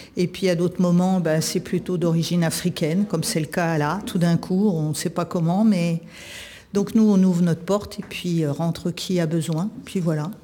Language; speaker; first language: French; native; French